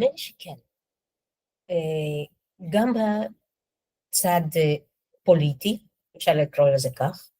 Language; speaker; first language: Hebrew; non-native, fluent; Russian